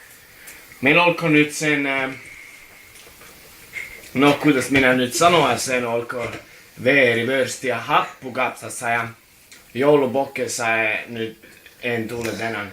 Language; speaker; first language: Finnish; non-native, learner; Estonian